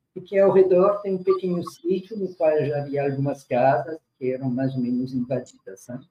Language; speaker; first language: Portuguese; non-native, fluent; French